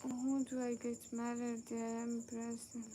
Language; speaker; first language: English; non-native, learner; Urdu